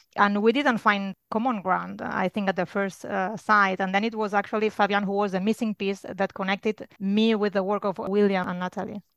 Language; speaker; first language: English; non-native, fluent; Catalan